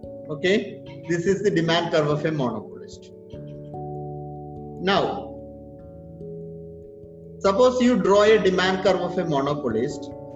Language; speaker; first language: English; non-native, local second language; Malayalam